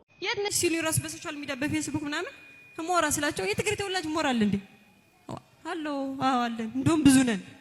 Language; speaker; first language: Amharic; non-native, local second language; Tigrinya